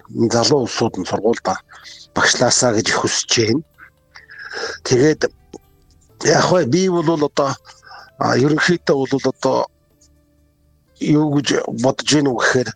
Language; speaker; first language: Mongolian; native; Mongolian